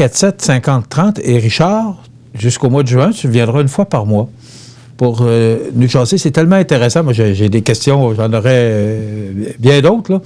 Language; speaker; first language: French; native; French